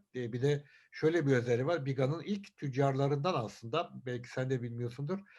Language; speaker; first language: Turkish; native; Turkish